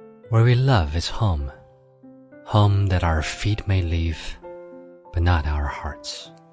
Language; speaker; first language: English; non-native, fluent; Chinese